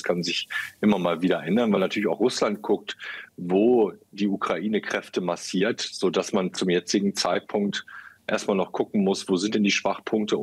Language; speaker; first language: German; native; German